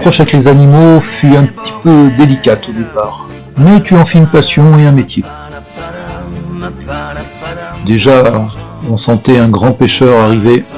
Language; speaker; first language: French; native; French